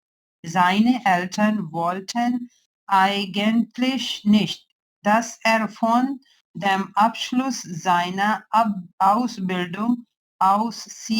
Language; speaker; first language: German; non-native, learner; Urdu